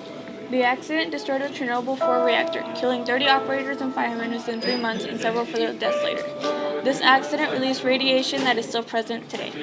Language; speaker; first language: English; native; English